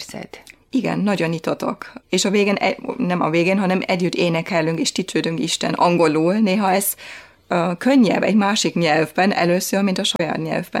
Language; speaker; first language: Hungarian; non-native, fluent; German